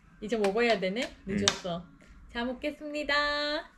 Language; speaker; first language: Korean; non-native, learner; Turkish